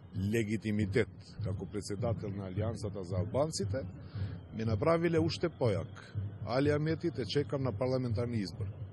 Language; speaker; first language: Macedonian; non-native, local second language; Albanian